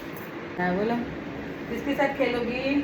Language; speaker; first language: Hindi; non-native, local second language; Gujarati